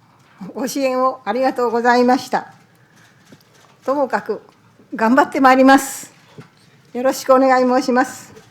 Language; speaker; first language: Japanese; native; Japanese